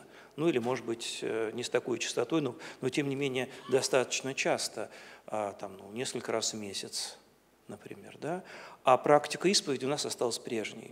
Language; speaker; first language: Russian; native; Russian